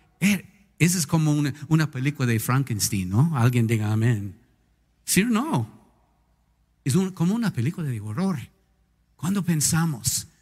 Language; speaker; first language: Spanish; non-native, fluent; English